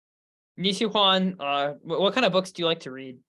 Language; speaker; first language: English; native; English